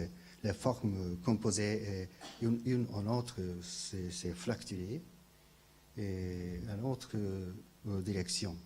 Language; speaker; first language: French; non-native, learner; Japanese